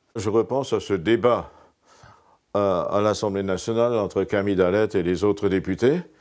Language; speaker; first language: French; non-native, local second language; Swiss German